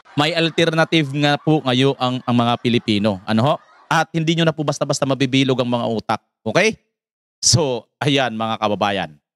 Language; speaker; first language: Filipino; native; Filipino